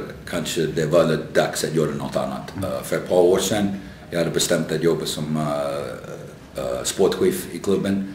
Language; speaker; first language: Swedish; non-native, fluent; English